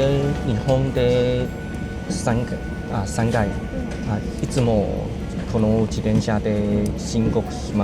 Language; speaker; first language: Japanese; non-native, learner; Chinese